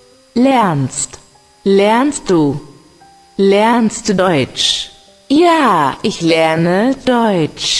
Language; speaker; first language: German; non-native, learner; Vietnamese